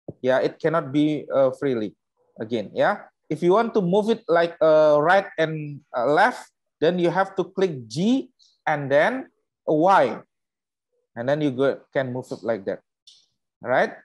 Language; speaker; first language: English; non-native, learner; Indonesian